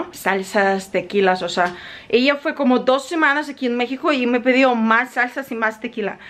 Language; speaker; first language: Spanish; non-native, learner; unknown